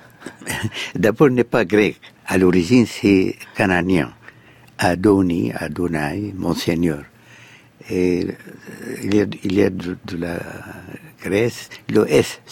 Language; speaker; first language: French; non-native, fluent; Arabic